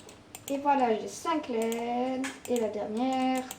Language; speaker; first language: French; native; French